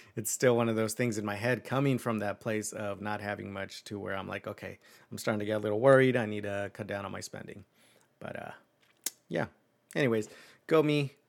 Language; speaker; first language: English; early bilingual, other home language; Spanish